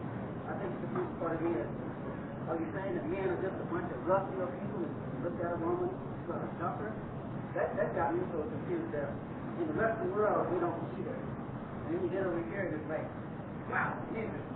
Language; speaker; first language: English; native; English